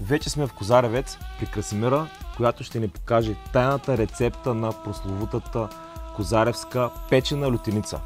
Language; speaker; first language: Bulgarian; native; Bulgarian